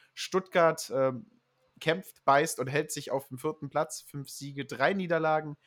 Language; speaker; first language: German; native; German